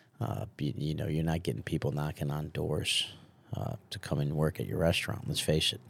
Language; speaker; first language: English; early bilingual, other home language; Italian